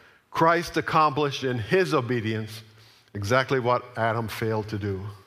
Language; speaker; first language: English; native; English